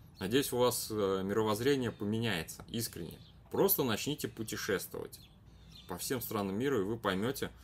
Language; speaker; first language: Russian; native; Russian